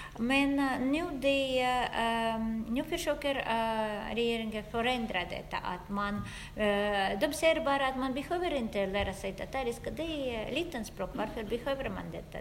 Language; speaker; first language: Swedish; non-native, fluent; Russian